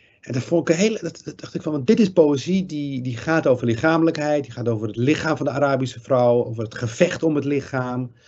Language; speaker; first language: Dutch; early bilingual, other home language; Riffian